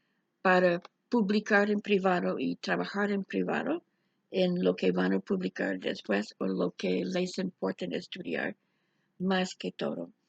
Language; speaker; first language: Spanish; non-native, fluent; English